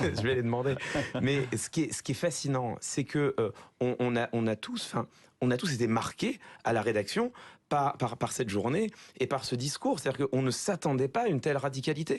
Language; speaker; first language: French; native; French